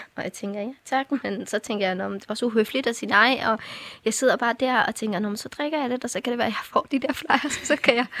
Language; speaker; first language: Danish; early bilingual, other home language; Persian